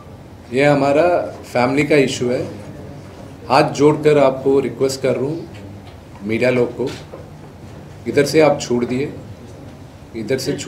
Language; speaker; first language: Hindi; non-native, local second language; Telugu